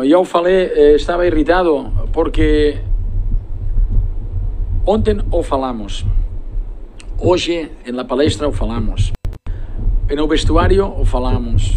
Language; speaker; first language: Portuguese; non-native, fluent; Spanish